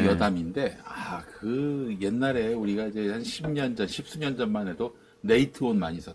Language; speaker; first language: Korean; native; Korean